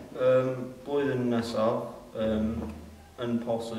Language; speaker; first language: Welsh; non-native, local second language; English